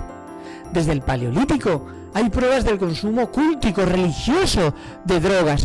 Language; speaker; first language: Spanish; native; Spanish